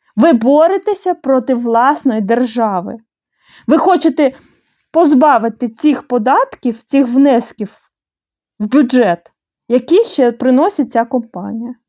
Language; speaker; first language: Ukrainian; non-native, fluent; Bulgarian